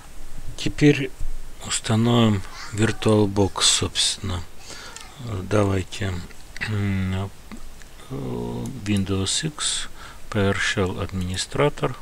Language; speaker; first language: Russian; native; Russian